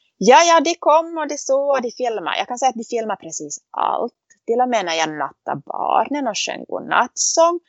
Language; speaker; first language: Swedish; native; Swedish